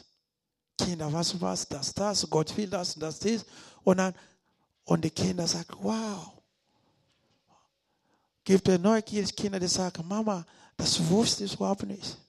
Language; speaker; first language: German; non-native, learner; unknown